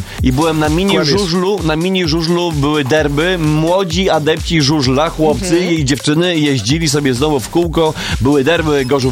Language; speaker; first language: Polish; native; Polish